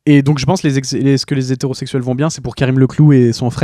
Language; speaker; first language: French; native; French